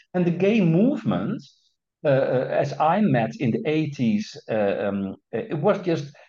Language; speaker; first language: English; non-native, fluent; Dutch